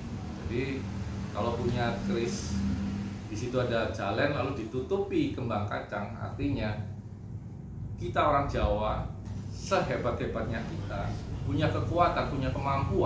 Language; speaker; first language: Indonesian; native; Indonesian